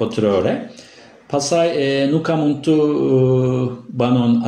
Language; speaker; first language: Albanian; non-native, learner; Turkish